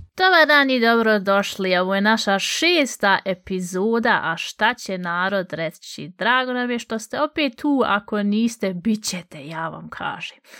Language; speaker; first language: Bosnian; native; Bosnian